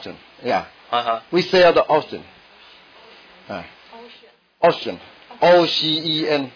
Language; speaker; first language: English; non-native, learner; Min Nan Chinese